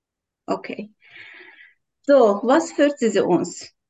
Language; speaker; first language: German; non-native, learner; Turkish